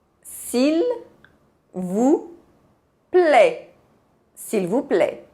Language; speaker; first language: French; non-native, fluent; Portuguese